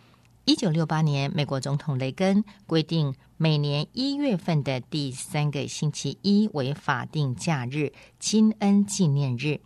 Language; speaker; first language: Chinese; native; Chinese